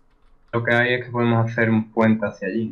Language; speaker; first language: Spanish; native; Spanish